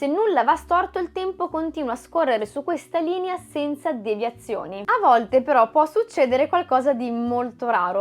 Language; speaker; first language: Italian; native; Italian